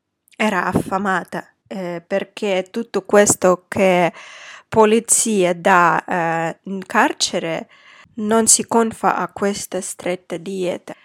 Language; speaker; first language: Italian; non-native, fluent; Russian